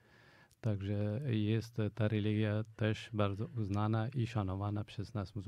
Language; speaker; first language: Polish; non-native, fluent; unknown